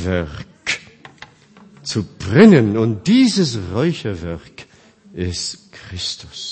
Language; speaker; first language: German; non-native, fluent; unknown